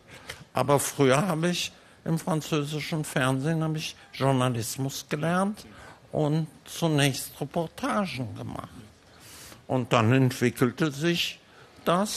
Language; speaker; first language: German; early bilingual, heritage; German